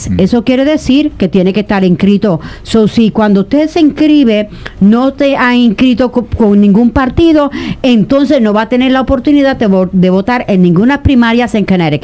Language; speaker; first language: Spanish; native; Spanish